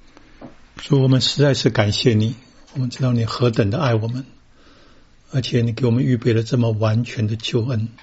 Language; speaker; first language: Chinese; native; Chinese